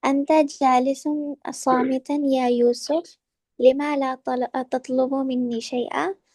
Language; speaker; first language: Arabic; non-native, learner; Urdu